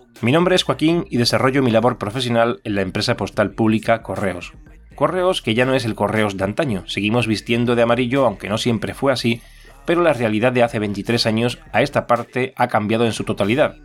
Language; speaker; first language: Spanish; native; Spanish